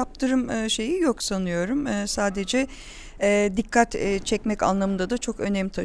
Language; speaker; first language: Turkish; native; Turkish